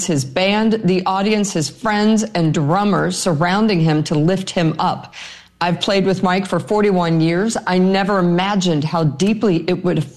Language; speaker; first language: English; native; English